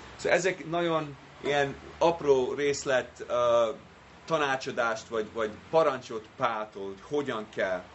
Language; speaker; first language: Hungarian; non-native, fluent; English